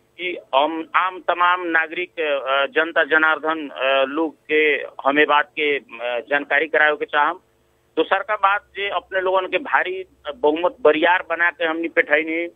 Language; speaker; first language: Bhojpuri; native; Bhojpuri